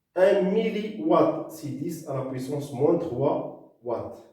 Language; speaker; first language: French; non-native, local second language; Arabic